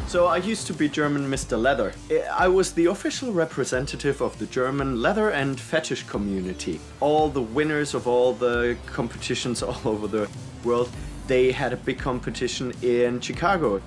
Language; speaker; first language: English; non-native, fluent; German